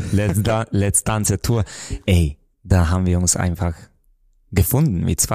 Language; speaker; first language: German; non-native, fluent; Romanian